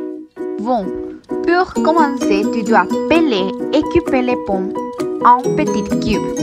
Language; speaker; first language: French; non-native, learner; Spanish